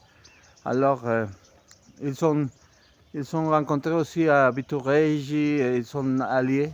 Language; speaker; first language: French; non-native, fluent; Spanish